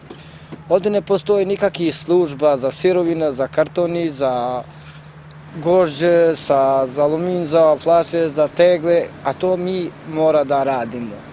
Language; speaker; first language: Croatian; non-native, local second language; Romany